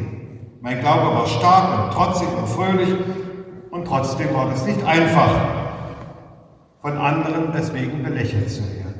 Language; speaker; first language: German; native; German